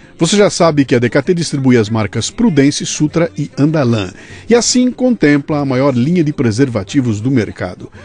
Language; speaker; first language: Portuguese; native; Portuguese